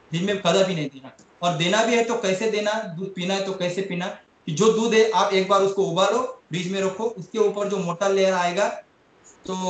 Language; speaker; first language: Hindi; non-native, local second language; Marathi